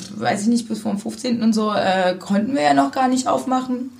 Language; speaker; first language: German; native; German